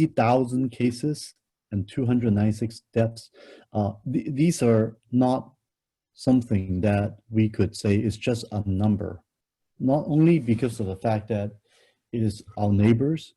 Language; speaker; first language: English; non-native, local second language; Cantonese